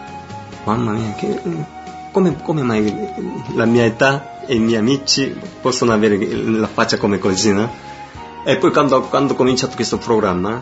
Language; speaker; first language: Italian; non-native, fluent; Korean